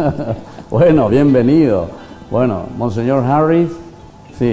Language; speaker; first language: Spanish; native; Spanish